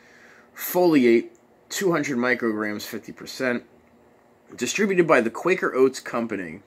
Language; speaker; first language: English; native; English